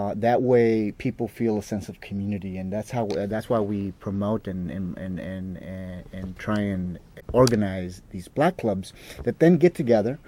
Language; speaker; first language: English; early bilingual, other home language; Spanish